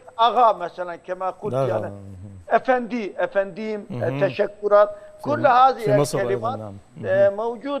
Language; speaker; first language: Arabic; non-native, fluent; Turkish